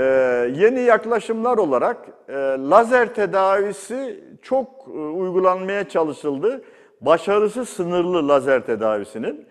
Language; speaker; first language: Turkish; native; Turkish